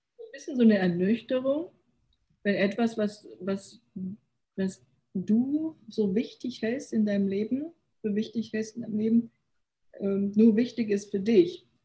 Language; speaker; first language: German; early bilingual, other home language; Korean